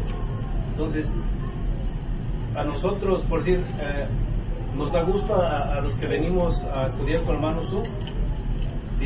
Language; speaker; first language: Spanish; native; Spanish